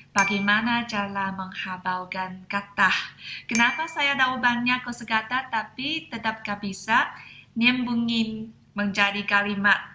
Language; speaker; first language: Indonesian; non-native, fluent; Chinese